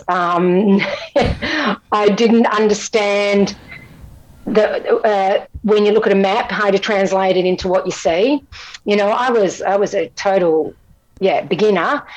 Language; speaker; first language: English; native; English